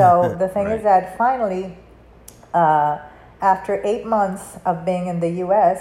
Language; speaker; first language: English; non-native, fluent; Spanish